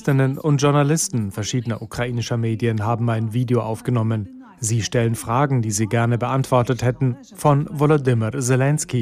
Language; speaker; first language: German; native; German